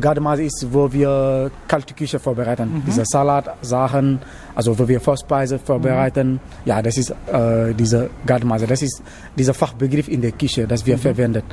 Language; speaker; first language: German; non-native, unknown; Wolof